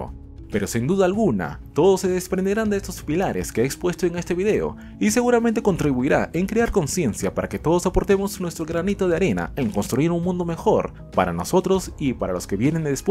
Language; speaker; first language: Spanish; native; Spanish